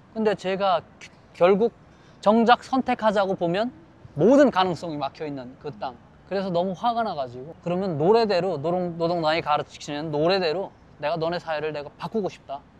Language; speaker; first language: Korean; native; Korean